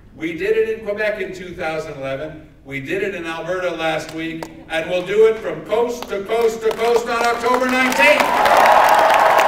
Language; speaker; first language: English; early bilingual, other home language; French